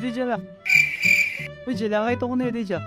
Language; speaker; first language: French; non-native, learner; Filipino